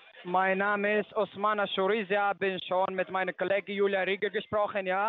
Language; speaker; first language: German; non-native, learner; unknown